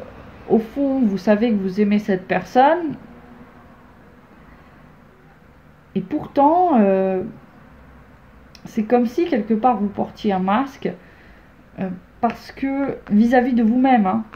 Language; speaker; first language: French; native; French